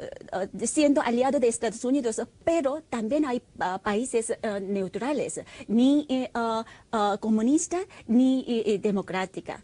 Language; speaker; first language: Spanish; non-native, fluent; Korean